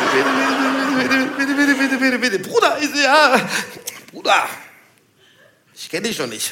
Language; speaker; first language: German; native; German